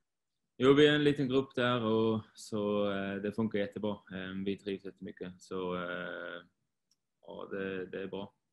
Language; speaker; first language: Swedish; non-native, fluent; Swiss German